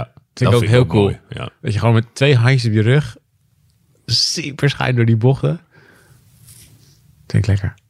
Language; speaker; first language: Dutch; native; Dutch